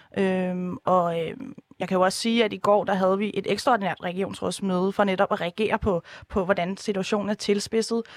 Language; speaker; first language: Danish; native; Danish